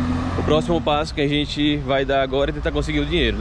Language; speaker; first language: Portuguese; native; Portuguese